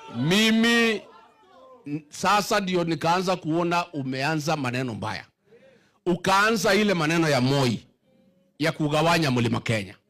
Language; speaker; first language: Swahili; non-native, local second language; Kikuyu